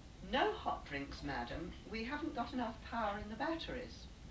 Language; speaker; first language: English; native; English